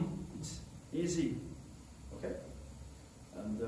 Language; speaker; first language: English; non-native, learner; French